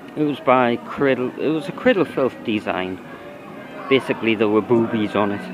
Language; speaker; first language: English; native; English